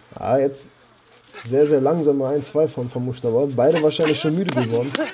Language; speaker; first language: German; early bilingual, other home language; Armenian